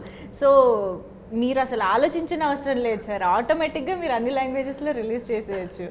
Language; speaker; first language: Telugu; native; Telugu